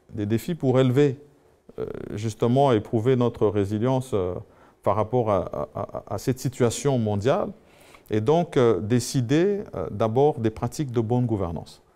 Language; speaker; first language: French; non-native, local second language; Swahili